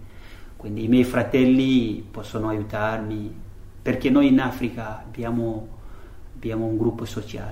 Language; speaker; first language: Italian; non-native, learner; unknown